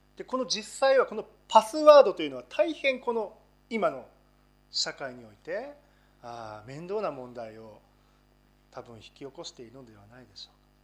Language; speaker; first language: Japanese; native; Japanese